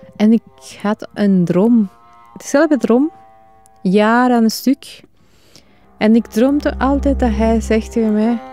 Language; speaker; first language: Dutch; non-native, fluent; Spanish